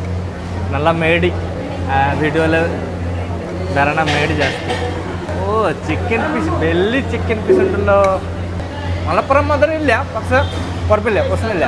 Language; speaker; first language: Malayalam; non-native, learner; Bangla